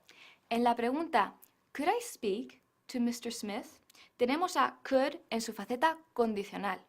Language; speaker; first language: Spanish; non-native, fluent; English